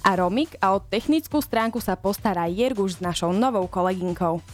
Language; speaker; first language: Slovak; native; Slovak